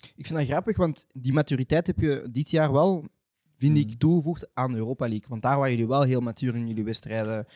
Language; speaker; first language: Dutch; native; Dutch